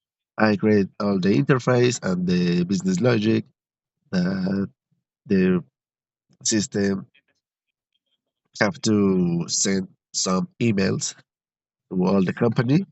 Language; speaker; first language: English; non-native, learner; Spanish